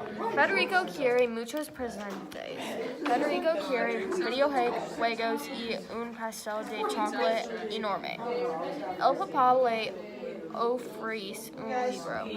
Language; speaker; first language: Spanish; non-native, learner; English